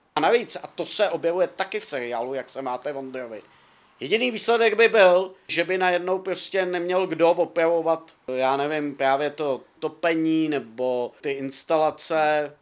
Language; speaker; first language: Czech; native; Czech